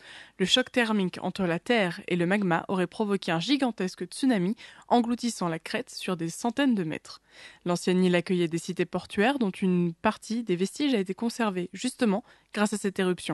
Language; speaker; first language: French; native; French